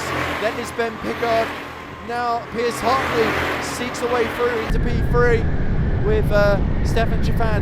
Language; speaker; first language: English; native; English